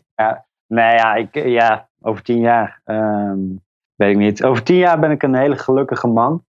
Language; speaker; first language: Dutch; native; Dutch